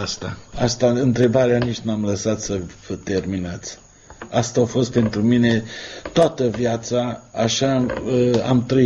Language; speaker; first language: Romanian; non-native, local second language; Hungarian